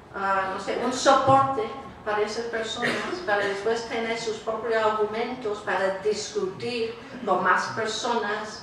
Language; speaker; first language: Spanish; non-native, fluent; English